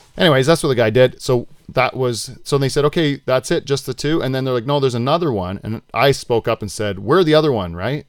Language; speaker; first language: English; native; English